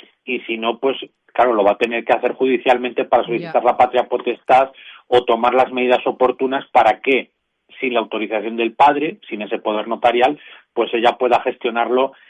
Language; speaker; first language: Spanish; native; Spanish